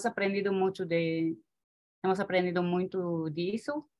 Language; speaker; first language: Portuguese; non-native, learner; Spanish